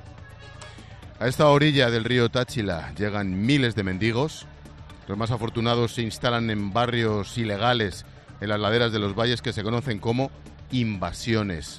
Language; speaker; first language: Spanish; native; Spanish